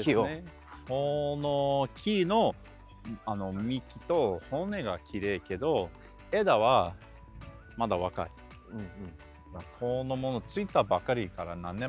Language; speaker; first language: Japanese; non-native, learner; English